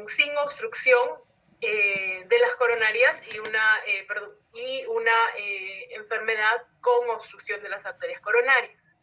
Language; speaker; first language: Spanish; native; Spanish